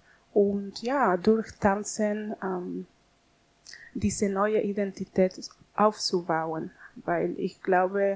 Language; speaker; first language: German; non-native, learner; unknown